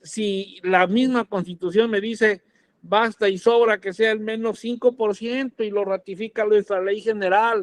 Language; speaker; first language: Spanish; native; Spanish